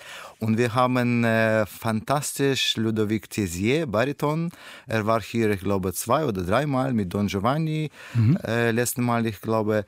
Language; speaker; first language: German; non-native, learner; Russian